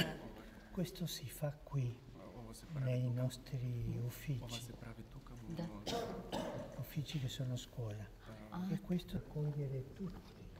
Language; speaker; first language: Italian; non-native, fluent; Spanish